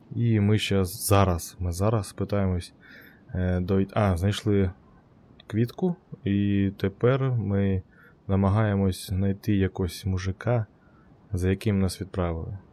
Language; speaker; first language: Ukrainian; non-native, local second language; Russian